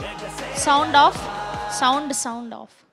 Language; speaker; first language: Telugu; native; Telugu